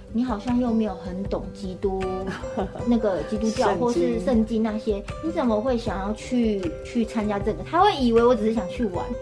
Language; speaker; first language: Chinese; native; Chinese